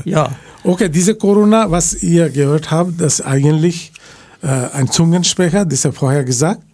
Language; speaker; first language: German; non-native, learner; Bangla